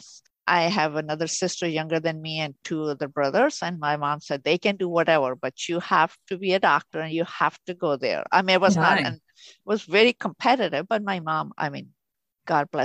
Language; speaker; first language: English; non-native, local second language; Urdu